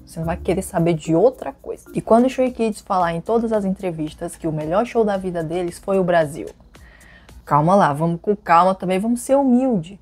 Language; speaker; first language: Portuguese; native; Portuguese